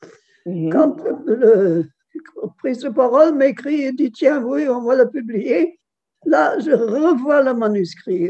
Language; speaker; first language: French; non-native, fluent; German